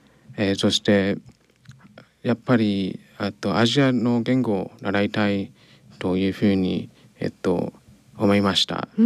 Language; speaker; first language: Japanese; non-native, learner; English